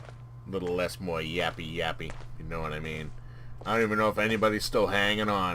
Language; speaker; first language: English; native; English